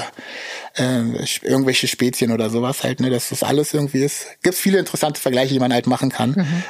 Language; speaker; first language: German; early bilingual, other home language; Russian